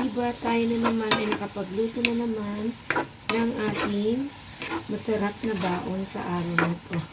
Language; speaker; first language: Filipino; native; Filipino